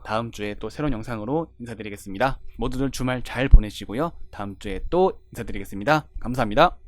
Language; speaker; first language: Korean; native; Korean